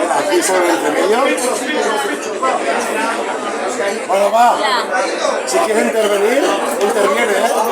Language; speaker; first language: Spanish; non-native, local second language; Catalan